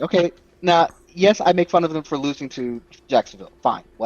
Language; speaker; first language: English; native; English